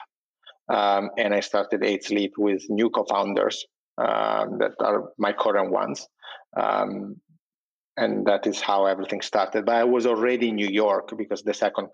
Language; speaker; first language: English; non-native, fluent; Italian